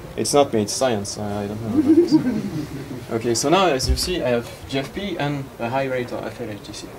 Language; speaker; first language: English; non-native, fluent; French